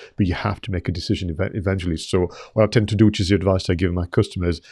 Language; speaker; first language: English; non-native, fluent; French